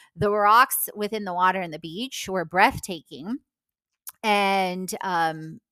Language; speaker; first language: English; non-native, fluent; Polish